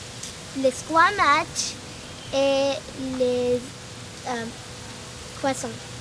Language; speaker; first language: French; non-native, learner; English